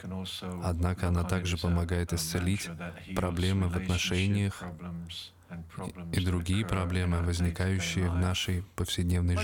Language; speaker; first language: Russian; native; Russian